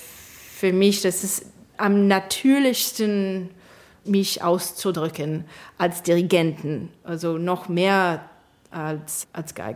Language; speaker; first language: German; non-native, fluent; English